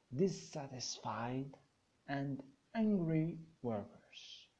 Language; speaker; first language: English; non-native, fluent; Arabic